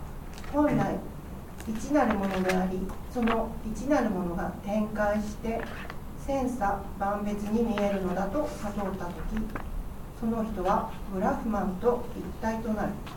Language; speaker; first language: Japanese; native; Japanese